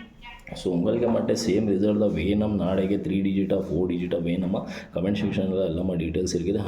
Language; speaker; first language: Tamil; non-native, learner; Kannada